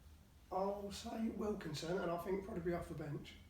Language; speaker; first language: English; native; English